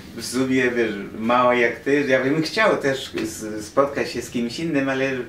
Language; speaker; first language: Polish; non-native, fluent; Spanish